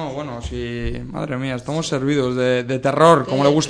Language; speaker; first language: Spanish; native; Spanish